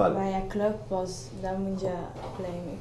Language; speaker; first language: Persian; early bilingual, heritage; Persian